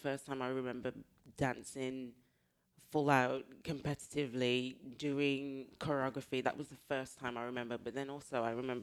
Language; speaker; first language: English; native; English